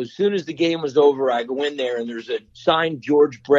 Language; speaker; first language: English; native; English